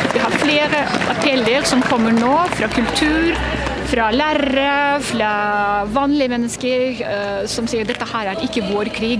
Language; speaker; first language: Norwegian; non-native, fluent; Russian